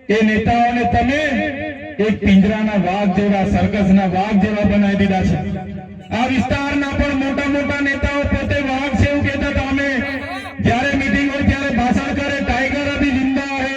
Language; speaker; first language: Gujarati; non-native, local second language; Vasavi